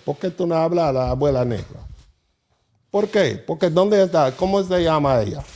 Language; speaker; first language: Spanish; non-native, learner; English